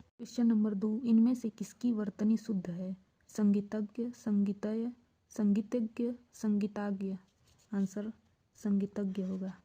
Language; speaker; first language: Hindi; native; Hindi